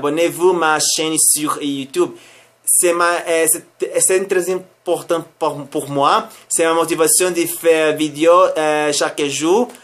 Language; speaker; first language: French; non-native, learner; Spanish